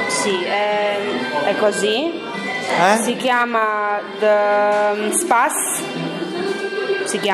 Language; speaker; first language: Italian; non-native, learner; Armenian